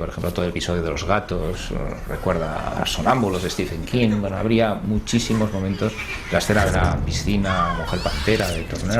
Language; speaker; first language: Spanish; native; Spanish